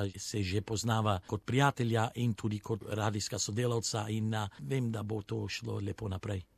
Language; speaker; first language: Slovenian; early bilingual, other home language; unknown